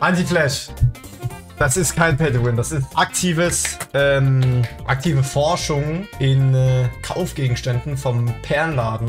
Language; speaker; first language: German; native; German